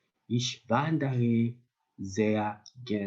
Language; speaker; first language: German; non-native, learner; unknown